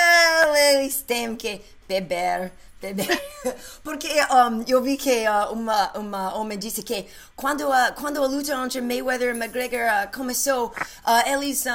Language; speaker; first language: Portuguese; non-native, learner; English